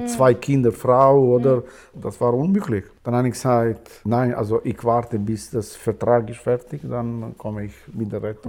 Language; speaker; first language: German; non-native, learner; Albanian